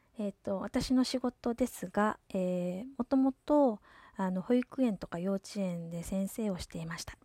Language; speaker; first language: Japanese; native; Japanese